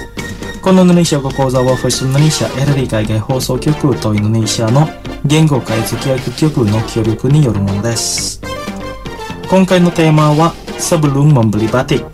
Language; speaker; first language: Japanese; non-native, fluent; Indonesian